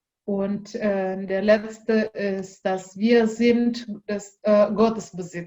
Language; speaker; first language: German; non-native, learner; Indonesian